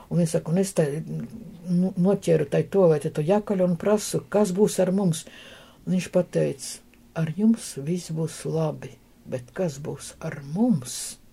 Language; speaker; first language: Latvian; non-native, local second language; Russian